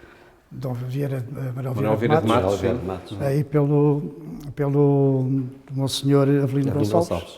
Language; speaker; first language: Portuguese; native; Portuguese